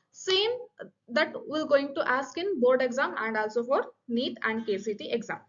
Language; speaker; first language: English; non-native, local second language; Kannada